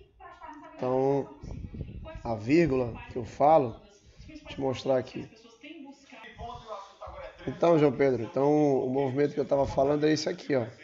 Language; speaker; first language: Portuguese; native; Portuguese